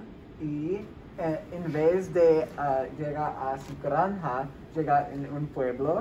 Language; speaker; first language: Spanish; non-native, learner; English